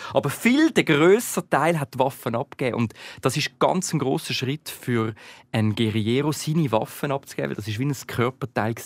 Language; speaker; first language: German; native; German